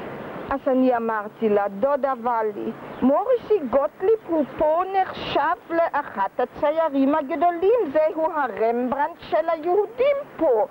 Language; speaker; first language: Hebrew; early bilingual, other home language; German